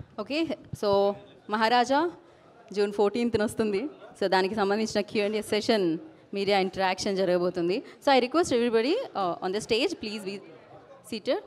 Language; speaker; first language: Telugu; native; Telugu